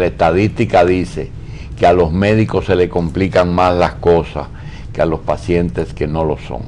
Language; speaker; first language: Spanish; native; Spanish